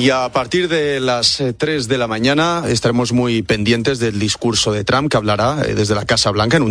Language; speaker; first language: Spanish; native; Spanish